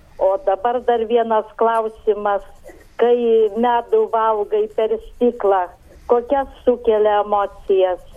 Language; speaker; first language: Lithuanian; native; Lithuanian